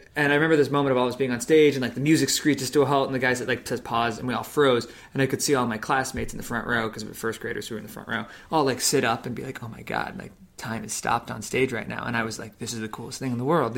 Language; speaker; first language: English; native; English